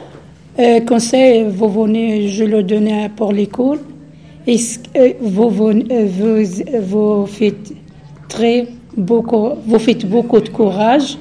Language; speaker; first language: French; non-native, learner; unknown